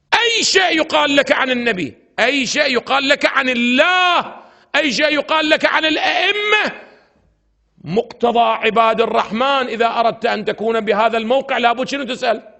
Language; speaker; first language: Arabic; native; Arabic